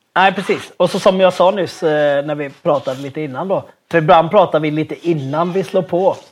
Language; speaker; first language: Swedish; native; Swedish